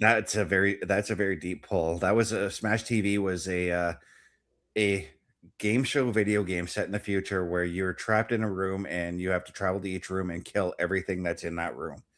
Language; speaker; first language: English; native; English